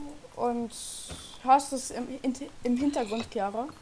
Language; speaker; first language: German; early bilingual, other home language; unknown